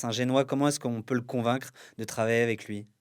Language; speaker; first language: French; native; French